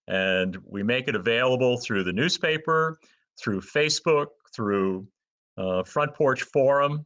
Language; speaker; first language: English; native; English